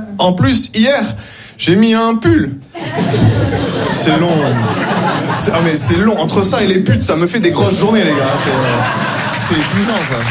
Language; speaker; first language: French; native; French